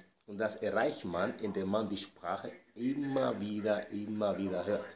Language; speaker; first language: German; non-native, fluent; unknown